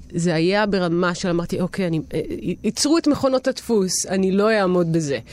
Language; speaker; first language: Hebrew; early bilingual, other home language; Italian